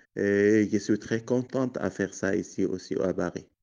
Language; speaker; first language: French; non-native, learner; Arabic